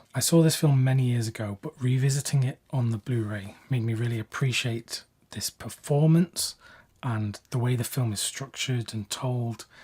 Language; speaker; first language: English; native; English